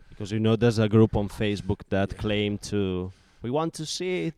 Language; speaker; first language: English; non-native, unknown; Italian